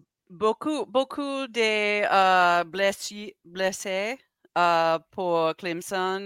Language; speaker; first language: French; non-native, learner; English